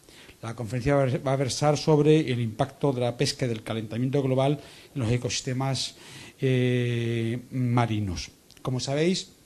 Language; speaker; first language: Spanish; native; Spanish